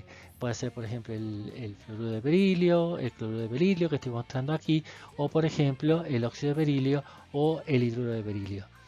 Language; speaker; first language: Spanish; native; Spanish